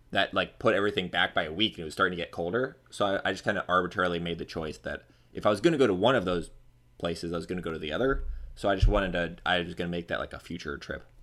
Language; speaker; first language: English; native; English